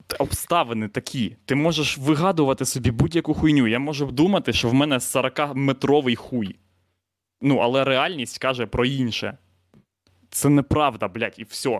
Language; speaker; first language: Ukrainian; non-native, local second language; Russian